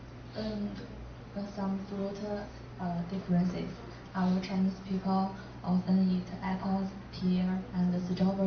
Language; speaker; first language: English; non-native, learner; Chinese